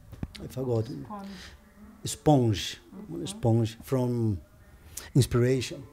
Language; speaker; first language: English; non-native, learner; Portuguese